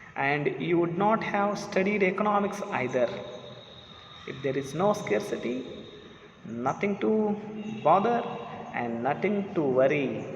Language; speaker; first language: English; non-native, local second language; Kannada